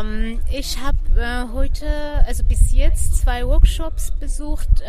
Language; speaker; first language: German; non-native, fluent; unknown